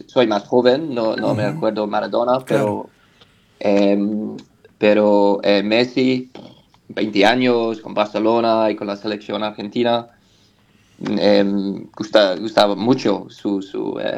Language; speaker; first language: Spanish; non-native, learner; English